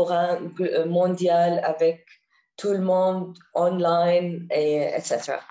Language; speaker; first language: French; non-native, learner; Arabic